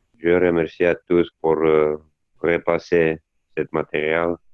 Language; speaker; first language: French; non-native, learner; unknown